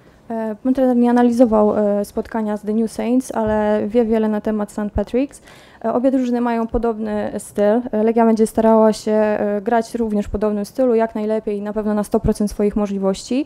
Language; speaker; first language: Polish; native; Polish